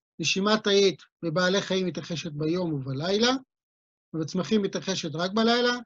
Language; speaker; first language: Hebrew; native; Hebrew